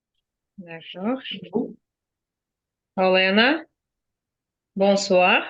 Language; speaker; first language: French; non-native, fluent; Ukrainian